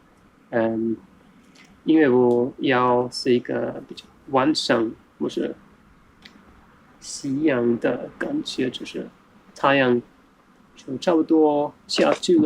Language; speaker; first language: Chinese; non-native, fluent; German